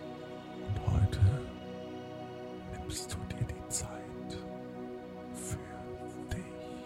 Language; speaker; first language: German; native; German